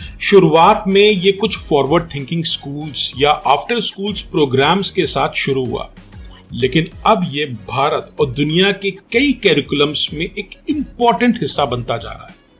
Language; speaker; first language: Hindi; native; Hindi